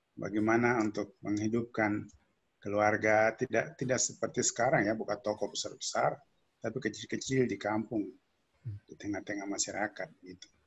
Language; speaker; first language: Indonesian; native; Indonesian